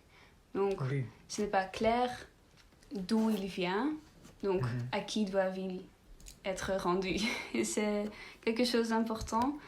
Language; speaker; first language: French; non-native, learner; Dutch